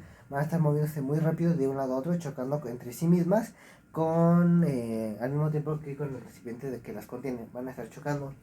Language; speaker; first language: Spanish; native; Spanish